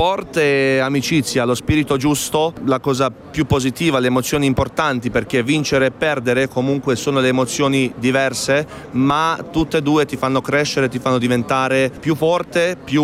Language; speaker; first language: Italian; non-native, fluent; Bosnian